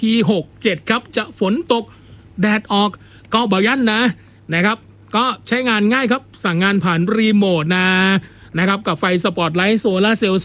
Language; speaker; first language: Thai; non-native, local second language; Northeastern Thai